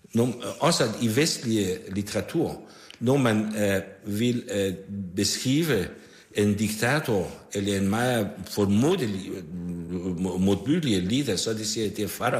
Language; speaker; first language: Danish; non-native, fluent; Persian